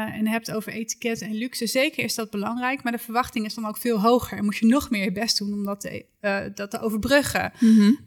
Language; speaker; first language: Dutch; native; Dutch